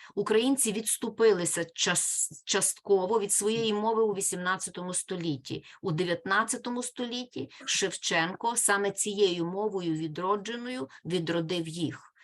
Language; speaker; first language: Ukrainian; native; Ukrainian